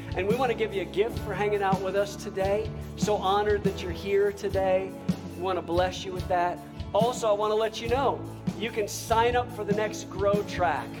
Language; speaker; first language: English; native; English